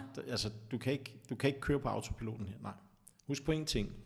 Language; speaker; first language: Danish; native; Danish